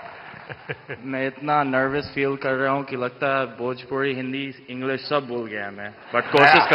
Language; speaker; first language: Hindi; non-native, fluent; English